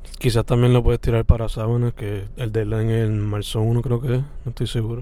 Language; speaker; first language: Spanish; native; Spanish